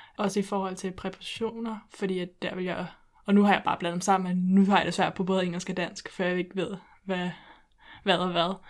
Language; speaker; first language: Danish; early bilingual, heritage; Danish